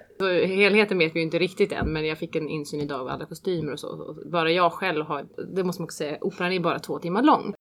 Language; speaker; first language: Swedish; non-native, fluent; German